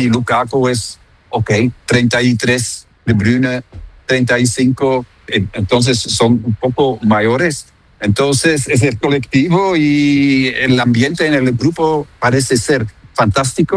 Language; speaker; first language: Spanish; non-native, fluent; Dutch